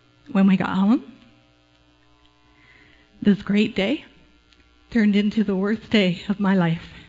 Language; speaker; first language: English; native; English